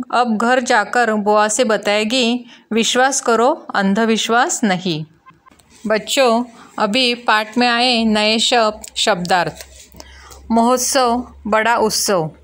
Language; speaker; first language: Hindi; non-native, local second language; Marathi